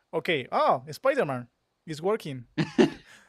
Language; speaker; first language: English; non-native, learner; Spanish